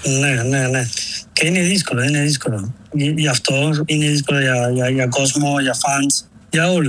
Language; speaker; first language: Greek; non-native, learner; Spanish